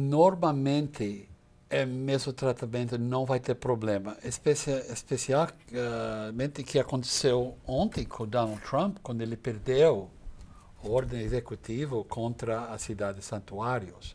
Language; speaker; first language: Portuguese; non-native, fluent; English